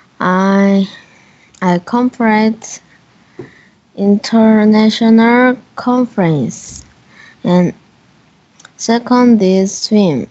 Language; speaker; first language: English; non-native, learner; Korean